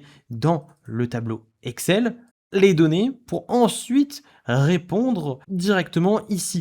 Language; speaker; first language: French; native; French